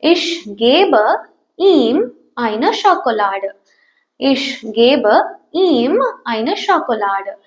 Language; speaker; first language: German; non-native, fluent; Tamil